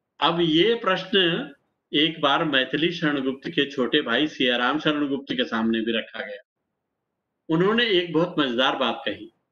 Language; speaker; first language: Hindi; native; Hindi